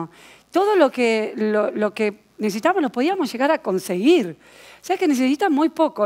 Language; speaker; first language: Spanish; native; Spanish